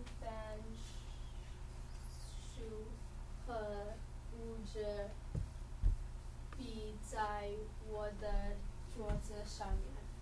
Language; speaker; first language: Chinese; non-native, learner; English